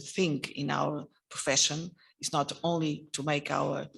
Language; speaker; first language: English; non-native, fluent; Portuguese